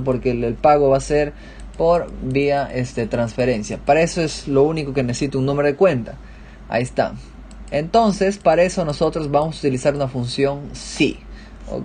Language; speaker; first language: Spanish; native; Spanish